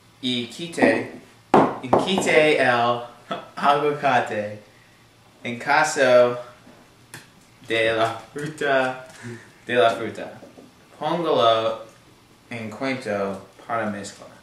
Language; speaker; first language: Spanish; non-native, learner; English